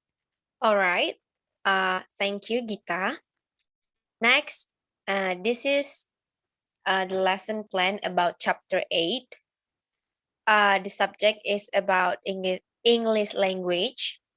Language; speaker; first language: English; non-native, learner; Indonesian